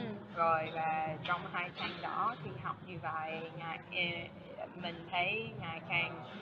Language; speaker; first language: Vietnamese; non-native, fluent; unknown